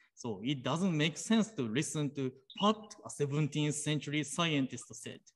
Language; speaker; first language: English; non-native, fluent; Japanese